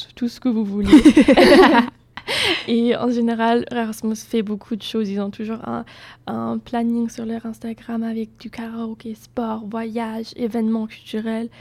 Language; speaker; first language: French; non-native, fluent; German